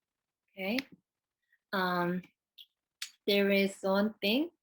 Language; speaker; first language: English; non-native, fluent; Korean